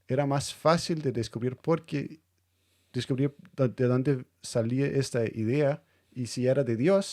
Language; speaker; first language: Spanish; non-native, fluent; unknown